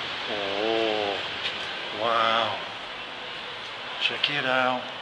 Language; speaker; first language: English; native; English